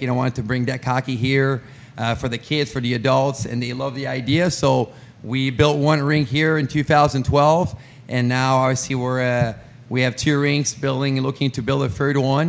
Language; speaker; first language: English; non-native, fluent; French